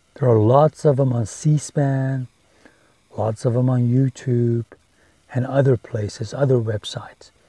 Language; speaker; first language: English; non-native, fluent; Persian